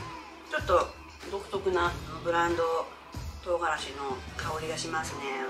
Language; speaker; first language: Japanese; native; Japanese